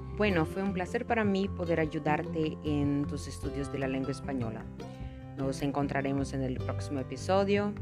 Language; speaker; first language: Spanish; non-native, fluent; Portuguese